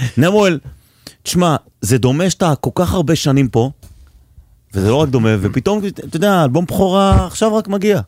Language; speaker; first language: Hebrew; native; Hebrew